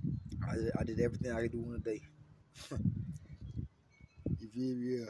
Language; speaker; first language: English; native; English